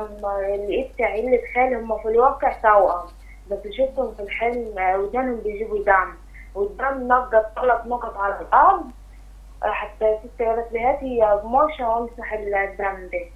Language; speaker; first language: Arabic; native; Arabic